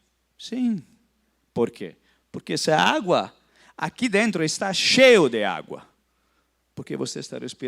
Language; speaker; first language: Portuguese; non-native, fluent; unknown